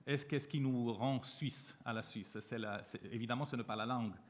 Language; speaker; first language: French; non-native, local second language; Italian